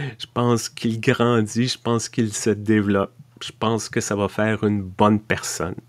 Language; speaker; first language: French; native; French